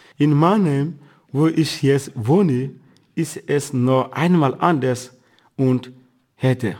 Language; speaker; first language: German; non-native, fluent; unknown